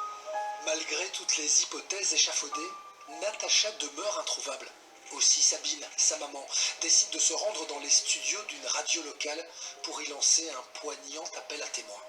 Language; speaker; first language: French; native; French